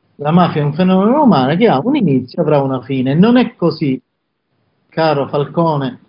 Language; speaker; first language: Italian; native; Italian